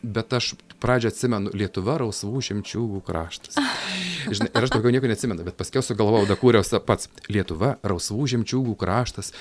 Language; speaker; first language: Lithuanian; native; Lithuanian